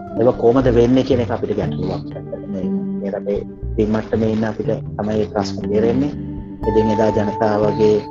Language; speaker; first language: Sinhala; non-native, local second language; Tamil